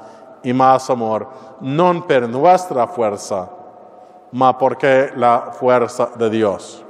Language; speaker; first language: Spanish; non-native, learner; English